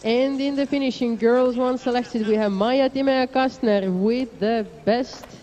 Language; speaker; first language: English; non-native, fluent; Estonian